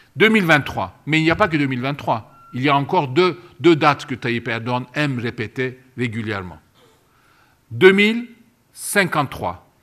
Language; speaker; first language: French; non-native, fluent; Turkish